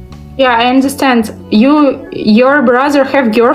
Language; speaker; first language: English; non-native, learner; Russian